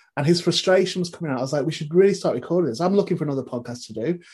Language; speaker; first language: English; native; English